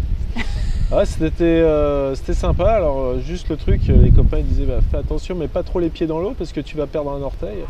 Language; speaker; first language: French; native; French